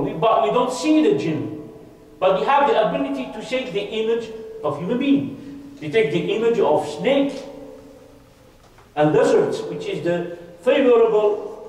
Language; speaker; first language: English; non-native, fluent; Arabic